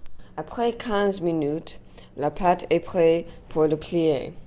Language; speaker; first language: French; non-native, learner; English